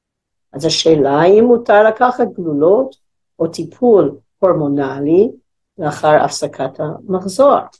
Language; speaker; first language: Hebrew; non-native, fluent; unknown